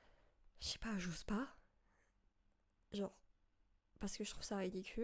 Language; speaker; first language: French; native; French